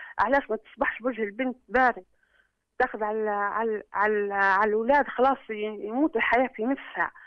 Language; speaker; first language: Arabic; native; Arabic